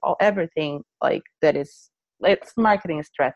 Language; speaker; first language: English; non-native, fluent; Portuguese